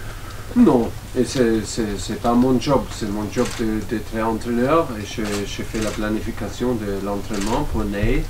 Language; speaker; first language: French; non-native, learner; German